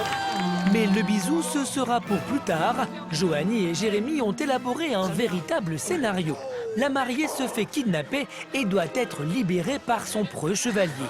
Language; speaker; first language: French; native; French